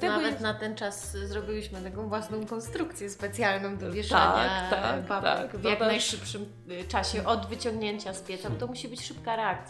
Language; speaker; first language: Polish; native; Polish